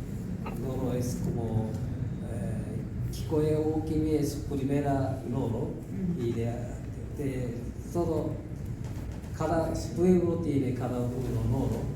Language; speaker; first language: Spanish; non-native, learner; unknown